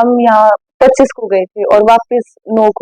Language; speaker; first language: Hindi; native; Hindi